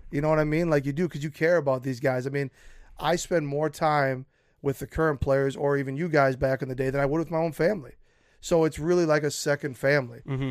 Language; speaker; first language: English; native; English